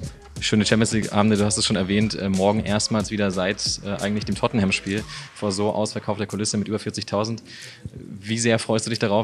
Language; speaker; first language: German; native; German